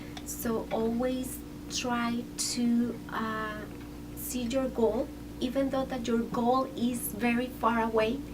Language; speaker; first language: English; non-native, fluent; Spanish